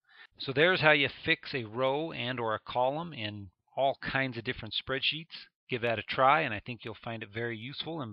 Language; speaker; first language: English; native; English